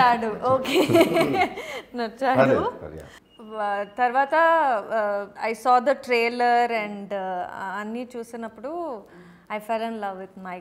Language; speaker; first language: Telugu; non-native, learner; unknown